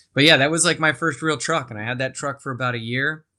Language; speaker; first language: English; native; English